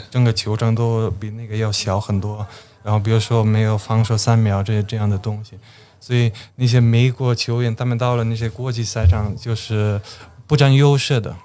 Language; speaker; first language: Chinese; non-native, fluent; Slovenian